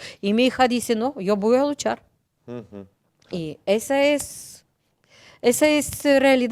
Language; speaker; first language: Spanish; non-native, learner; Ukrainian